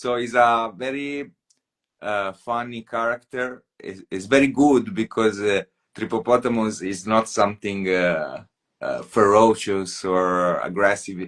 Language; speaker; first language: English; non-native, fluent; Italian